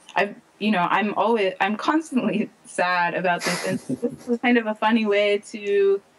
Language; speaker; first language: English; native; English